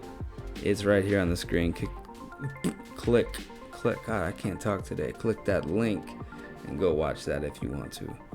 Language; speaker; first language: English; native; English